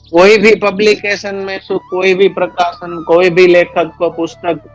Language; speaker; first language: Hindi; non-native, local second language; Gujarati